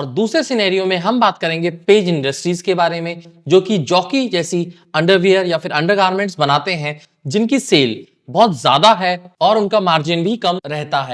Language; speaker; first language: Hindi; native; Hindi